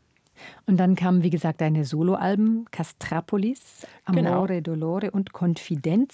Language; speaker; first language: German; native; German